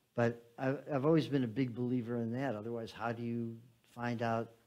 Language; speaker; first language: English; native; English